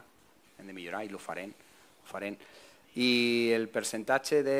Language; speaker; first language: Catalan; non-native, learner; Spanish